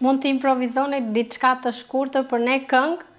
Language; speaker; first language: Albanian; native; Albanian